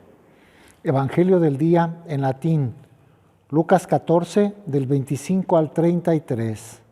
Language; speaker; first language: Spanish; native; Spanish